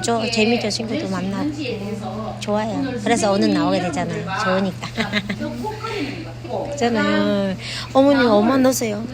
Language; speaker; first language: Korean; non-native, fluent; Vietnamese